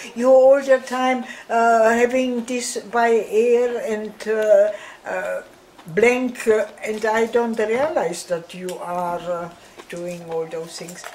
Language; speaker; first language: English; non-native, fluent; German